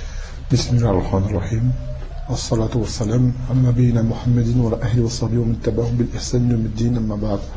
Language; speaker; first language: Arabic; non-native, fluent; French